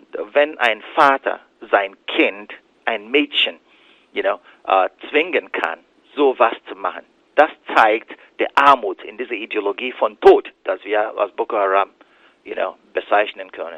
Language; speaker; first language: German; non-native, fluent; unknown